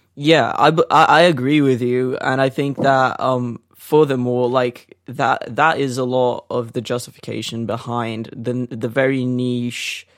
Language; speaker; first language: English; non-native, fluent; Portuguese